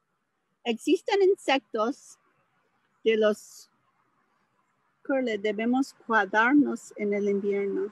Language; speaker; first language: Spanish; non-native, fluent; English